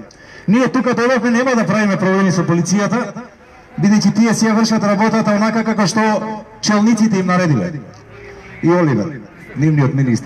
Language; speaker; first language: Macedonian; native; Macedonian